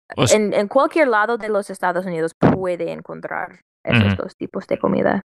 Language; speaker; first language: Spanish; non-native, learner; English